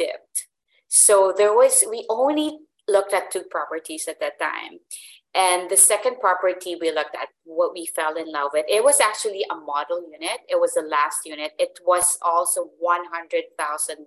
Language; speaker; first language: English; non-native, local second language; Filipino